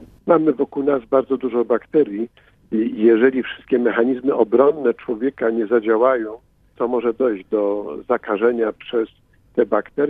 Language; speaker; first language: Polish; native; Polish